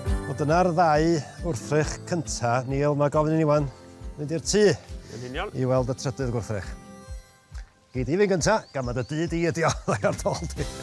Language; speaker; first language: Welsh; native; Welsh